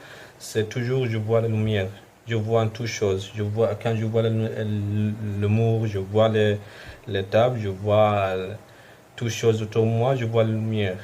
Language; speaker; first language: French; non-native, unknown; Arabic